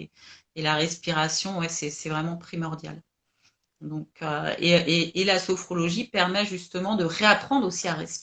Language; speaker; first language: French; native; French